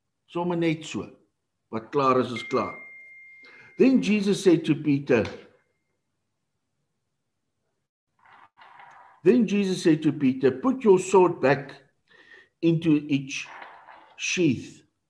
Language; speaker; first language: English; non-native, local second language; Afrikaans